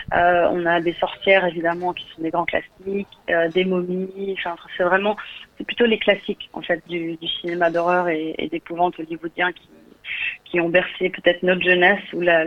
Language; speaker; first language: French; native; French